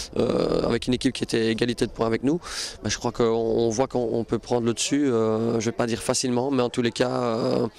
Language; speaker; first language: French; native; French